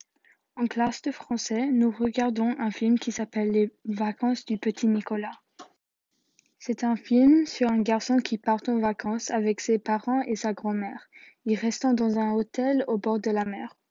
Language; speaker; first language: French; non-native, learner; English